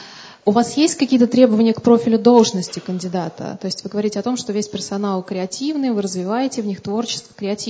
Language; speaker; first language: Russian; native; Russian